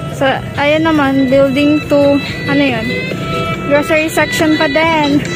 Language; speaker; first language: Filipino; non-native, local second language; Cebuano